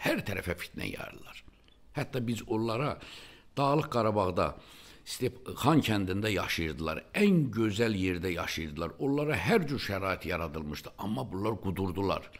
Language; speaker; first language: Azerbaijani; native; Azerbaijani